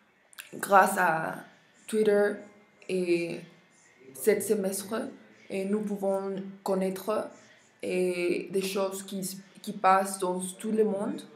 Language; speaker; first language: French; non-native, learner; Spanish